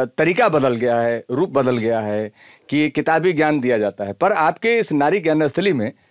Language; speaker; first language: Hindi; native; Hindi